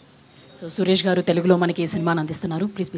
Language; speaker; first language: Telugu; native; Telugu